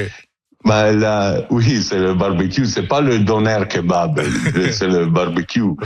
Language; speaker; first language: French; non-native, learner; Italian